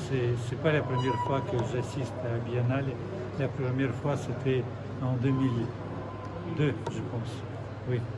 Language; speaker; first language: French; non-native, fluent; Russian